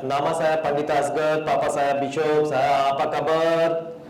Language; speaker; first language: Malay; non-native, learner; Urdu